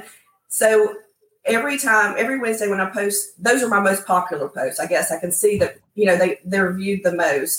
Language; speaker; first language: English; native; English